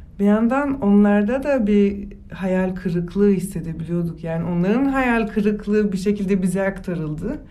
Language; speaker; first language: Turkish; early bilingual, heritage; Turkish